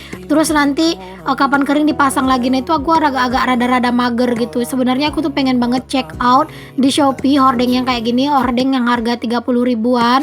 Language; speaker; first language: Indonesian; native; Indonesian